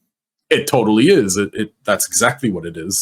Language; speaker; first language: English; native; English